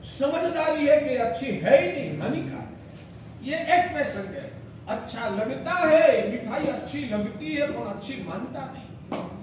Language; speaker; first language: Hindi; non-native, local second language; Gujarati